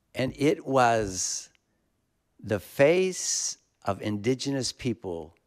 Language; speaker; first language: English; native; English